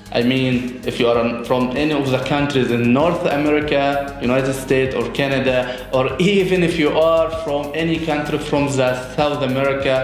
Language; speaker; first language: English; non-native, fluent; Arabic